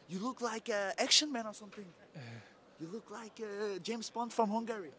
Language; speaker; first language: English; non-native, learner; Danish